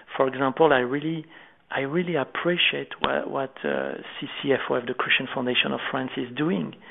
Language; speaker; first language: English; non-native, fluent; French